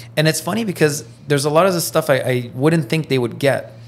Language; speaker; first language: English; non-native, fluent; French